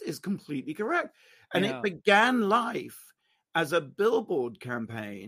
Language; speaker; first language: English; native; English